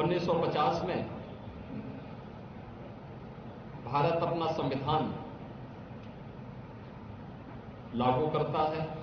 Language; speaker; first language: Hindi; native; Hindi